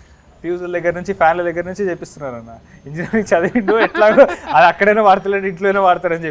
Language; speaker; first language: Telugu; native; Telugu